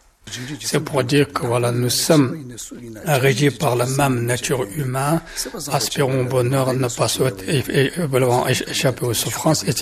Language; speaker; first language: French; non-native, fluent; Tibetan